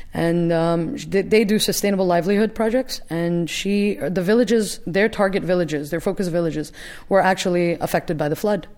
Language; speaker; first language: English; native; English